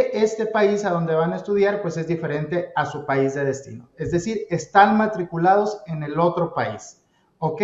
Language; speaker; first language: Spanish; native; Spanish